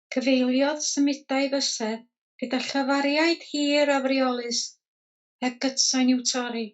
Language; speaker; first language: Welsh; native; Welsh